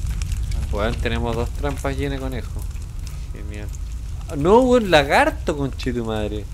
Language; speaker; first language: Spanish; native; Spanish